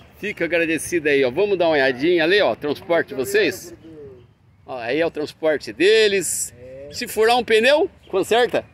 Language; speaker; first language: Portuguese; native; Portuguese